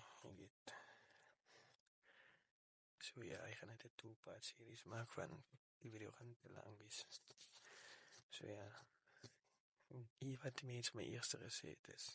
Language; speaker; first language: Dutch; non-native, learner; Afrikaans